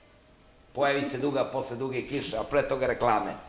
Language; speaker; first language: Serbian; native; Serbian